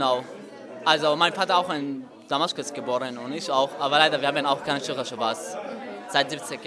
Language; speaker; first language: German; non-native, learner; Arabic